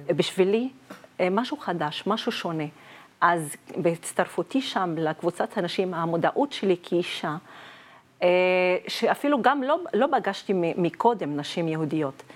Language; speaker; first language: Hebrew; non-native, local second language; Arabic